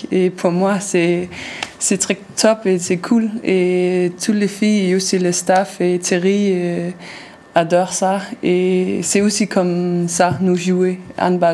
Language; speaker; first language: French; non-native, learner; Danish